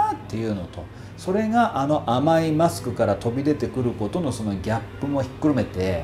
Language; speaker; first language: Japanese; native; Japanese